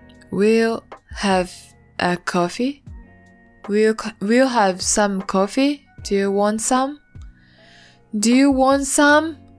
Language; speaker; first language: English; non-native, learner; Japanese